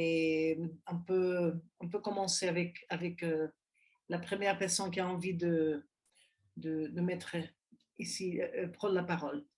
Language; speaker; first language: French; non-native, fluent; Spanish